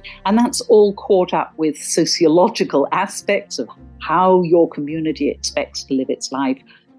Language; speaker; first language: English; native; English